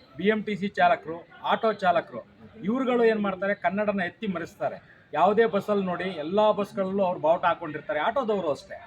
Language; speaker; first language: Kannada; native; Kannada